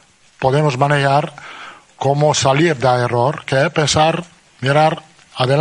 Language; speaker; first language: Portuguese; non-native, learner; Italian